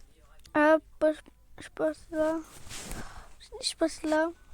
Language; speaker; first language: French; native; French